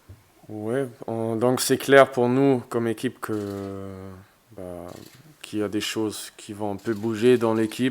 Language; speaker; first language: French; non-native, fluent; German